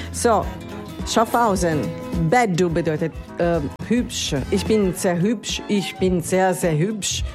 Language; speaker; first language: German; non-native, fluent; Italian